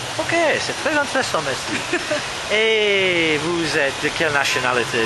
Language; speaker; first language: French; non-native, fluent; English